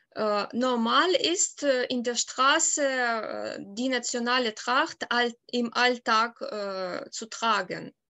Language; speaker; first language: German; non-native, fluent; Ukrainian